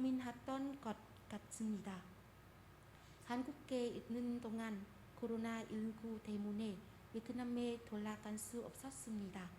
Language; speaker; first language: Korean; non-native, fluent; Vietnamese